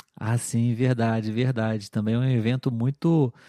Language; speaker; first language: Portuguese; native; Portuguese